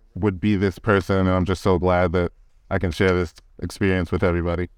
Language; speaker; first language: English; native; English